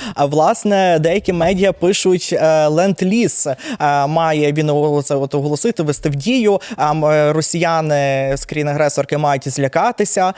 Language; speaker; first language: Ukrainian; native; Ukrainian